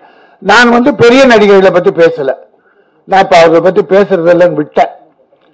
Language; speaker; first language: Tamil; native; Tamil